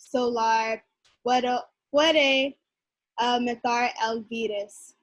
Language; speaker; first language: Spanish; non-native, learner; English